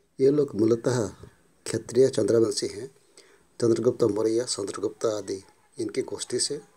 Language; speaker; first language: Hindi; non-native, local second language; Odia